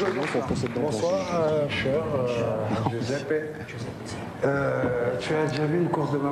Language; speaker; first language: French; native; French